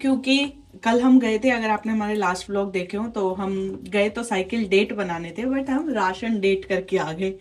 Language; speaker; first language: Hindi; native; Hindi